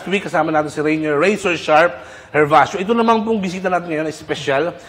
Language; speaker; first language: Filipino; native; Filipino